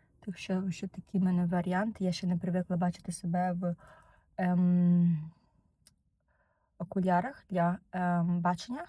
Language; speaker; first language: Ukrainian; native; Ukrainian